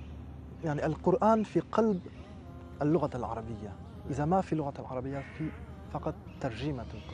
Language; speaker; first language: Arabic; non-native, learner; French